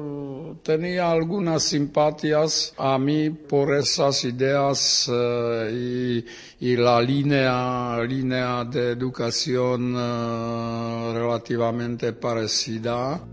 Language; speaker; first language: Spanish; non-native, learner; Czech